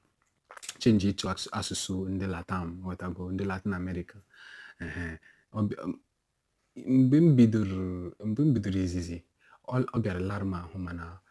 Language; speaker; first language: Igbo; non-native, local second language; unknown